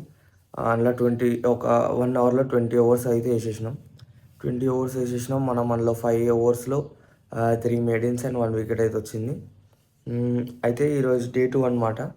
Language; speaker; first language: Telugu; native; Telugu